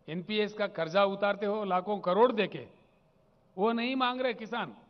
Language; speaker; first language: Hindi; non-native, local second language; Telugu